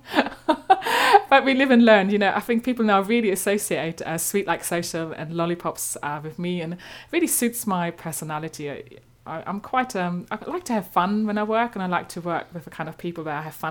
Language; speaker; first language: English; non-native, fluent; German